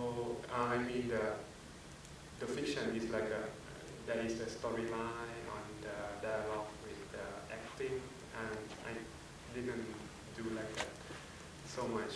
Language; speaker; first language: English; non-native, fluent; Thai